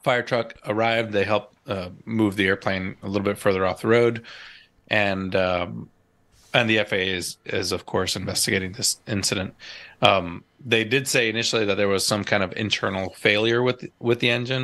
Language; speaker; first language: English; native; English